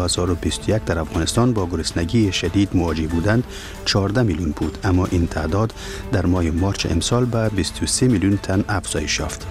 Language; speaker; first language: Persian; native; Persian